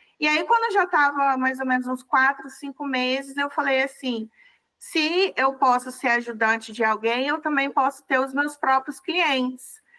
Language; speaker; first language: Portuguese; native; Portuguese